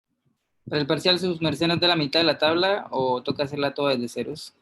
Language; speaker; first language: Spanish; native; Spanish